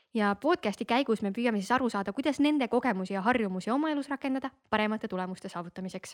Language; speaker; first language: Estonian; native; Estonian